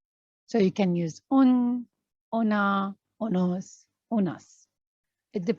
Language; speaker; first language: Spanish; non-native, learner; Arabic